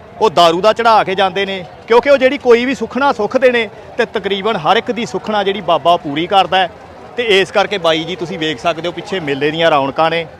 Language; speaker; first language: Punjabi; native; Punjabi